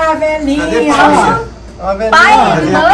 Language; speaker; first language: Portuguese; native; Portuguese